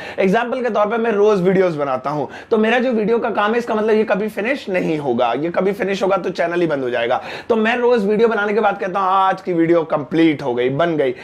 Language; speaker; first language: Hindi; native; Hindi